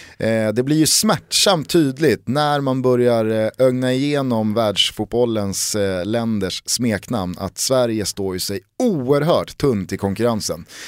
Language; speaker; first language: Swedish; native; Swedish